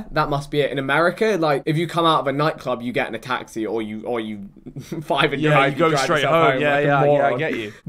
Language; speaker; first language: English; native; English